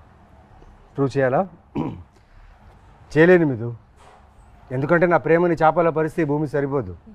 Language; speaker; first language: Telugu; native; Telugu